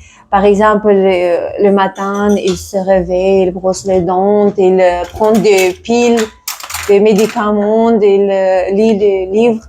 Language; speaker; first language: French; non-native, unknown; Tajik